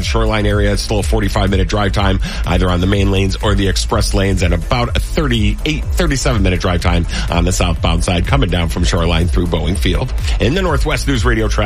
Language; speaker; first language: English; native; English